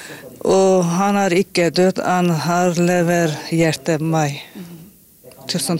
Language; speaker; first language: Norwegian; non-native, learner; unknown